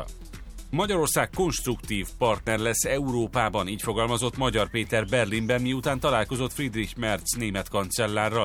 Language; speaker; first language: Hungarian; native; Hungarian